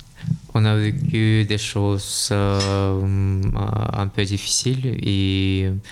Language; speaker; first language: French; non-native, learner; Russian